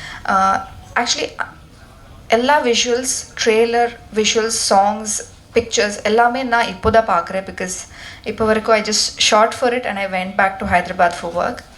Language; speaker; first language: Tamil; non-native, learner; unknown